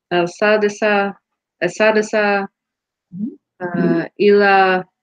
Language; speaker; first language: Arabic; non-native, learner; English